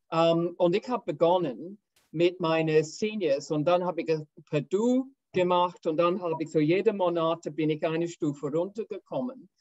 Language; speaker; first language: German; non-native, fluent; English